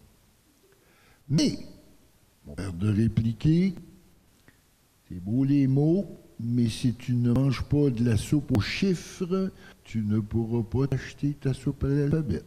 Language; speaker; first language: French; native; French